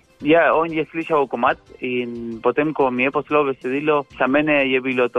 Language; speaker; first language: Slovenian; non-native, fluent; Spanish